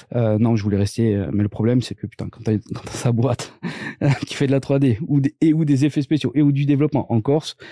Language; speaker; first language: French; native; French